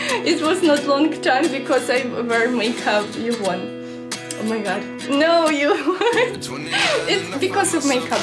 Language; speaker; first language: English; non-native, learner; Ukrainian